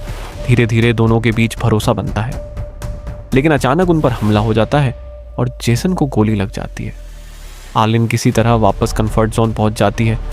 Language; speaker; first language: Hindi; native; Hindi